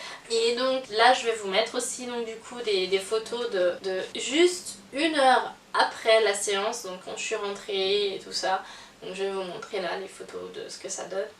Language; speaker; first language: French; native; French